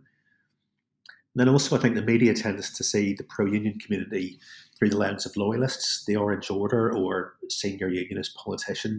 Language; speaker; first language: English; native; English